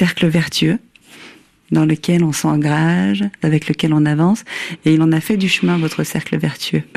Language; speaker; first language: French; native; French